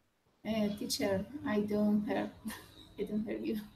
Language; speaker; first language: English; non-native, learner; Spanish